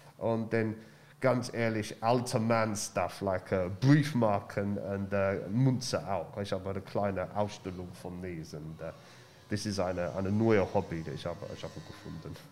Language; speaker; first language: German; non-native, learner; English